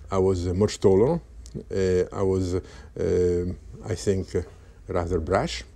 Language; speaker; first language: English; non-native, fluent; Polish